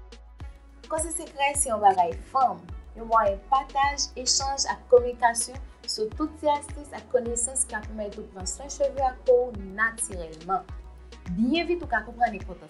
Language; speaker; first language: Haitian Creole; native; Haitian Creole